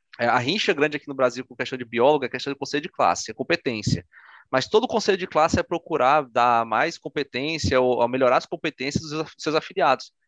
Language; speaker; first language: Portuguese; native; Portuguese